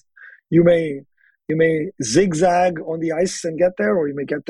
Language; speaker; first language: English; non-native, local second language; Telugu